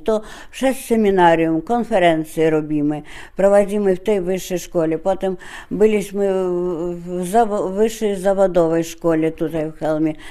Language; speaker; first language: Polish; non-native, fluent; Russian